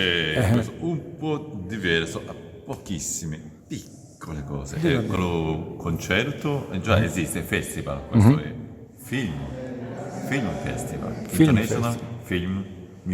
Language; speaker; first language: Italian; non-native, learner; Korean